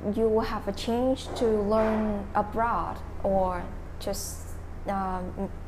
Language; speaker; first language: English; non-native, learner; Vietnamese